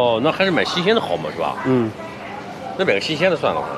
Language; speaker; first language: Chinese; native; Chinese